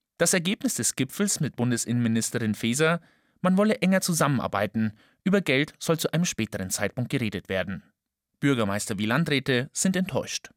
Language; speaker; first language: German; native; German